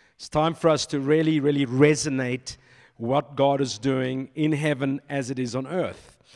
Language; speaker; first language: English; native; English